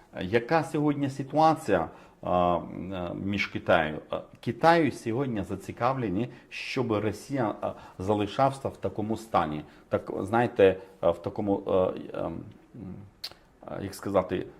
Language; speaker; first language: Ukrainian; non-native, fluent; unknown